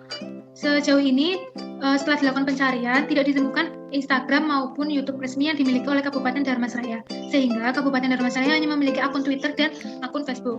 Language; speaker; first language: Indonesian; native; Indonesian